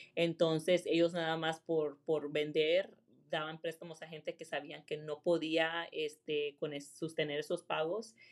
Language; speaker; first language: Spanish; early bilingual, heritage; Spanish